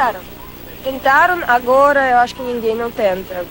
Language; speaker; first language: Portuguese; non-native, fluent; Russian